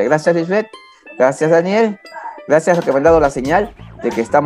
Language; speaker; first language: Spanish; native; Spanish